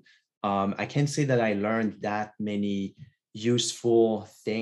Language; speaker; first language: English; non-native, fluent; French